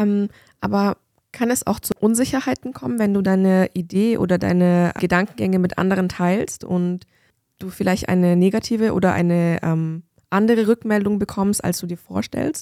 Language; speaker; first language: German; native; German